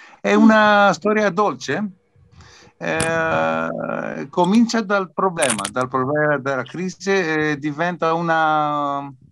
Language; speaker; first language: Italian; non-native, learner; Greek